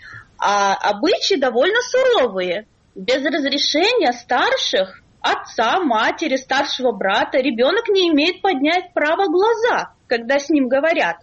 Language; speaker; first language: Russian; native; Russian